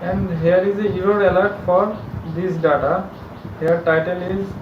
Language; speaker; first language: English; non-native, local second language; Bangla